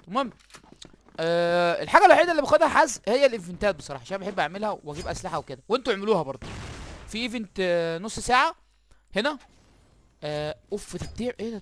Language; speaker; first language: Arabic; native; Arabic